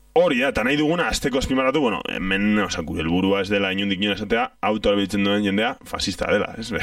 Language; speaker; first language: Basque; native; Basque